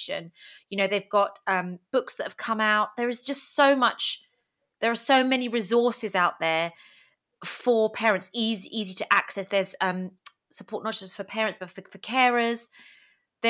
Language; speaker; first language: English; early bilingual, other home language; Greek